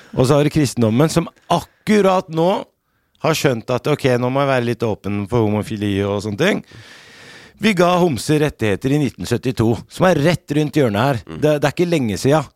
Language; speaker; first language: Norwegian; early bilingual, other home language; Arabic